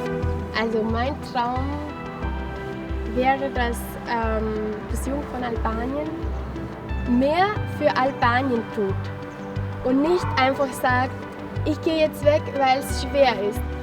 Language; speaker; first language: German; non-native, fluent; Albanian